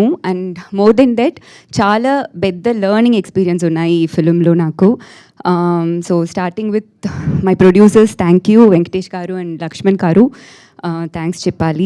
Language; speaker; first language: Telugu; non-native, learner; Tamil